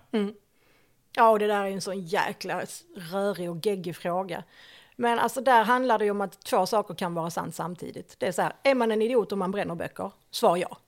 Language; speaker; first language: Swedish; native; Swedish